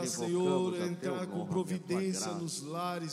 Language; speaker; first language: Portuguese; native; Portuguese